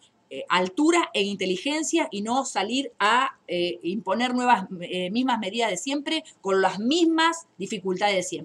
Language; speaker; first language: Spanish; native; Spanish